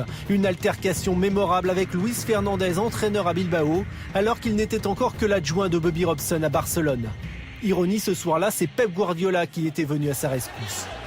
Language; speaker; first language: French; native; French